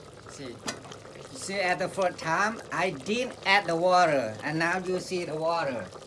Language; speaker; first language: English; non-native, learner; Thai